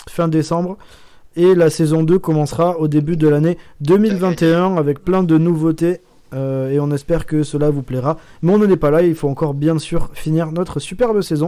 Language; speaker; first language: French; native; French